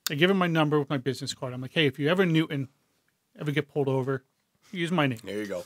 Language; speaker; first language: English; native; English